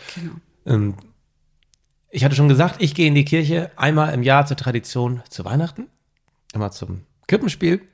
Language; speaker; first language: German; native; German